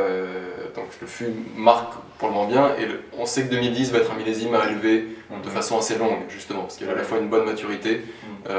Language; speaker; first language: French; native; French